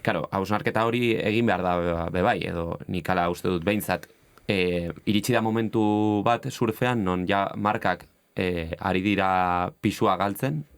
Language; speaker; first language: Basque; native; Basque